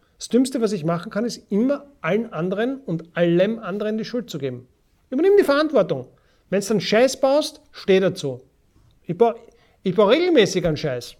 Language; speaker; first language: German; native; German